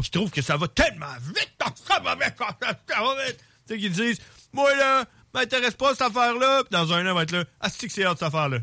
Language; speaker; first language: French; native; French